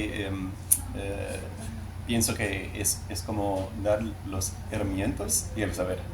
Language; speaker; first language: Spanish; non-native, learner; English